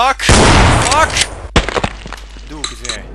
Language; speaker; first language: Dutch; native; Dutch